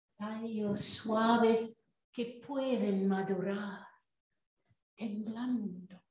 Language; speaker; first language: Spanish; non-native, fluent; English